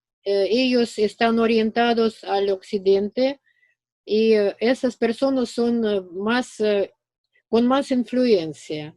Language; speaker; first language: Spanish; non-native, fluent; Russian